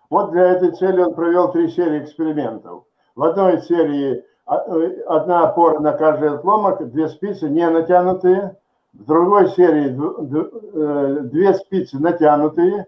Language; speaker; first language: Russian; native; Russian